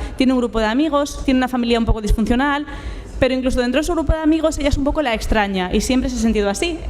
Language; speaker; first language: Spanish; native; Spanish